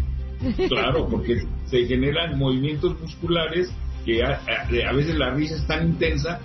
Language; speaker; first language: Spanish; native; Spanish